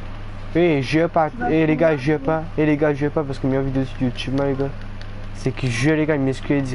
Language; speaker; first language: French; non-native, local second language; Réunion Creole French